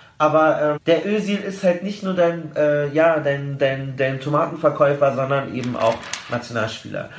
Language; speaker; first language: German; early bilingual, other home language; Arabic